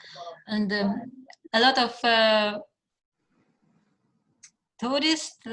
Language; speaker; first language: English; non-native, fluent; Russian